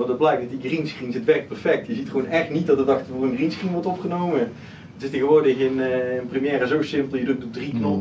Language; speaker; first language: Dutch; native; Dutch